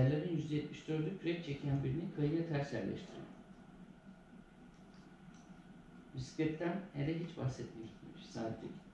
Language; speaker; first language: Turkish; native; Turkish